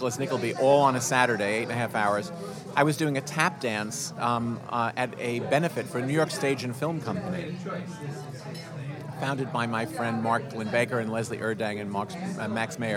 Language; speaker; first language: English; native; English